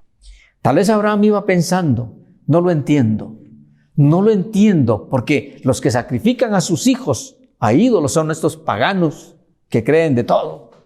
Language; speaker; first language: Spanish; native; Spanish